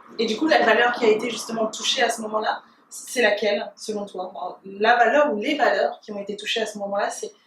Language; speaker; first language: French; native; French